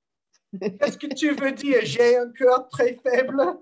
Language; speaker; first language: French; non-native, learner; English